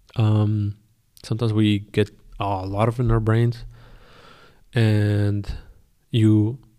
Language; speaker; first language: English; non-native, fluent; Spanish